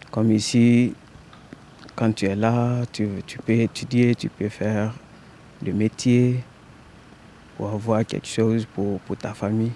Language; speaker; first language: French; non-native, fluent; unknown